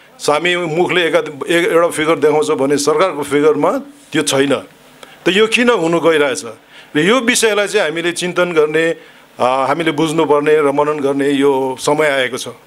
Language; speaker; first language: Nepali; native; Nepali